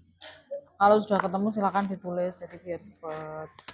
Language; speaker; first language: Indonesian; native; Indonesian